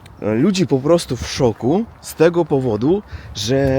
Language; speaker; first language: Polish; non-native, fluent; Russian